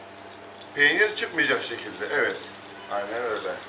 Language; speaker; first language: Turkish; native; Turkish